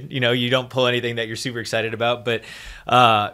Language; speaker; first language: English; native; English